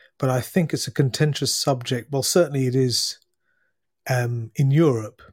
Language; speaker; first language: English; native; English